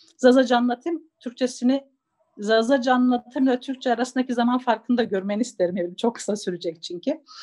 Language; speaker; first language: Turkish; non-native, local second language; Zaza